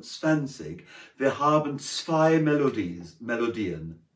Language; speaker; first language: German; non-native, learner; English